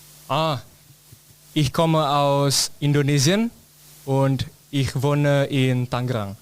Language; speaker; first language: German; non-native, learner; Indonesian